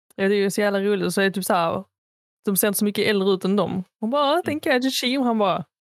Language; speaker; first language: Swedish; native; Swedish